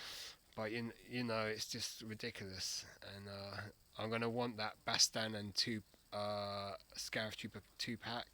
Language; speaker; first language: English; native; English